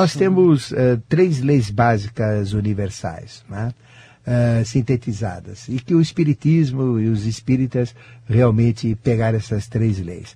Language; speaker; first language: Portuguese; native; Portuguese